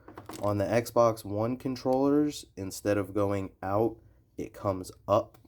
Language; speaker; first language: English; native; English